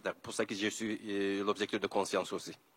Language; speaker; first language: French; non-native, learner; Kurdish